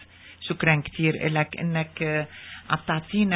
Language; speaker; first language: Arabic; native; Arabic